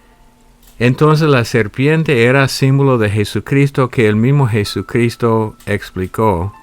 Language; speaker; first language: Spanish; native; Spanish